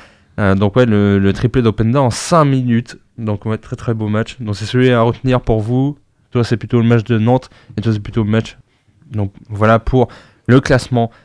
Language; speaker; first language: French; native; French